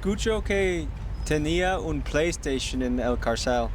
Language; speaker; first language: Spanish; non-native, learner; English